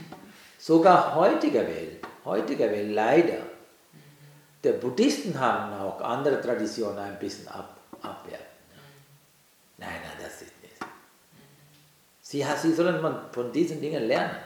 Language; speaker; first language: German; non-native, learner; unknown